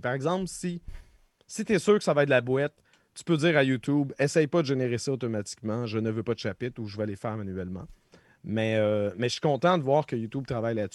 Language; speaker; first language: French; native; French